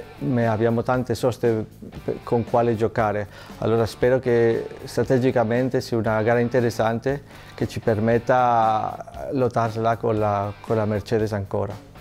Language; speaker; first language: Italian; non-native, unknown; Spanish